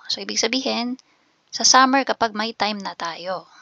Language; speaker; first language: Filipino; native; Filipino